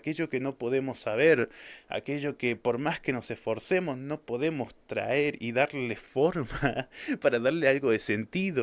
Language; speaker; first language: Spanish; native; Spanish